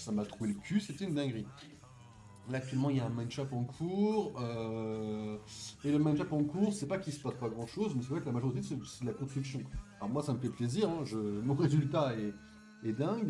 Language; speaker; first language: French; native; French